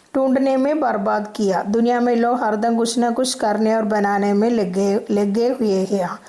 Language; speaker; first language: Hindi; non-native, local second language; Malayalam